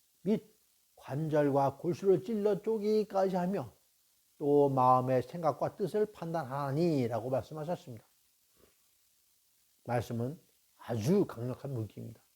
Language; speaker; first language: Korean; native; Korean